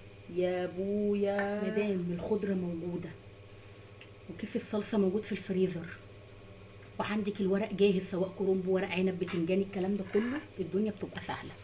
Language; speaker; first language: Arabic; native; Arabic